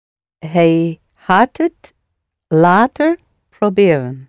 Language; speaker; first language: Dutch; non-native, learner; English